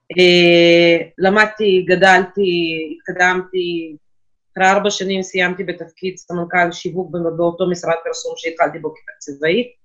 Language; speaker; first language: Hebrew; non-native, fluent; Russian